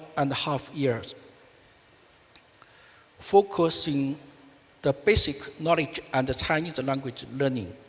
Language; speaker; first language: English; non-native, fluent; Chinese